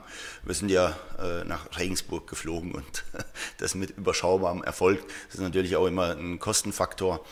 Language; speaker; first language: German; native; German